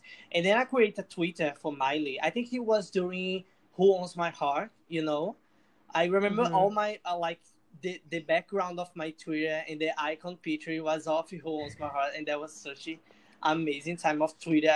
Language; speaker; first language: English; non-native, fluent; Portuguese